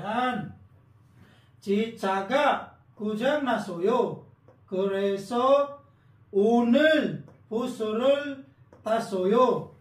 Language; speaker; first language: Korean; non-native, fluent; Filipino